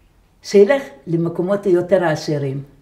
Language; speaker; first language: Hebrew; non-native, fluent; Arabic